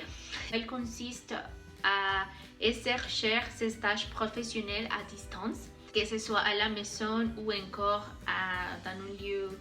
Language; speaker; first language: French; non-native, learner; Spanish